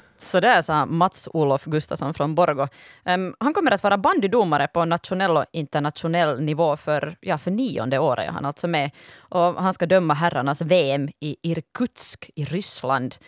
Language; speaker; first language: Swedish; native; Swedish